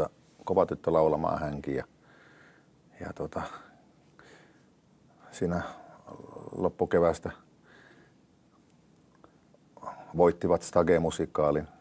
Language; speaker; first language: Finnish; native; Finnish